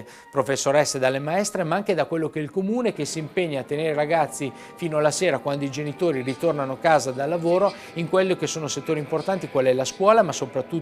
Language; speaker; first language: Italian; native; Italian